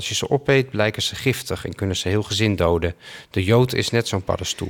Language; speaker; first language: Dutch; native; Dutch